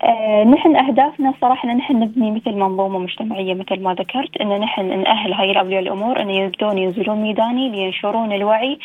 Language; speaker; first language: Arabic; native; Arabic